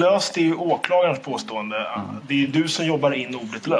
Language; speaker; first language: Swedish; native; Swedish